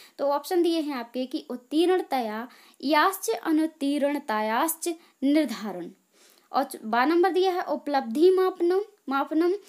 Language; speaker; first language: Hindi; native; Hindi